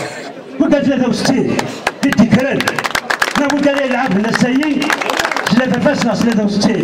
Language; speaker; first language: French; non-native, local second language; Kabyle